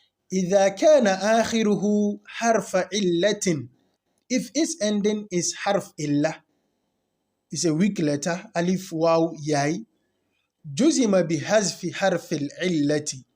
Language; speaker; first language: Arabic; non-native, fluent; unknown